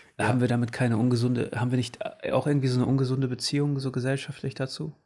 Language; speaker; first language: German; early bilingual, other home language; Portuguese